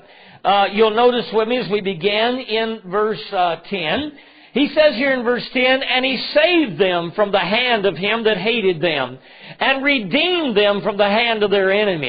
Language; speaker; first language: English; native; English